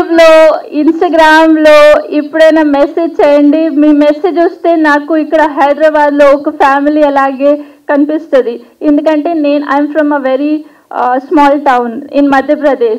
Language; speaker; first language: Telugu; non-native, learner; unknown